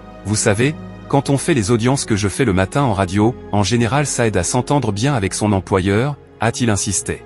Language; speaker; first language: French; native; French